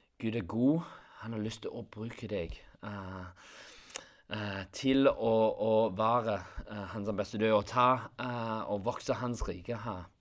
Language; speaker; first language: Norwegian; non-native, fluent; English